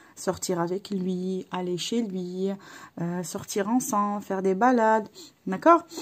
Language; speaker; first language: French; non-native, local second language; Arabic